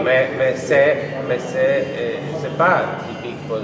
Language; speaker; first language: French; non-native, learner; Polish